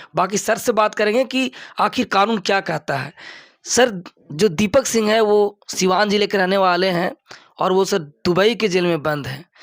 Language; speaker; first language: Hindi; native; Hindi